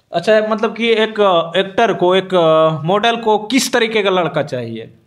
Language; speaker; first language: Hindi; native; Hindi